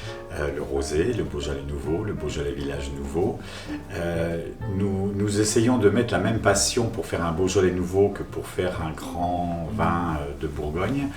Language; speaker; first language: French; native; French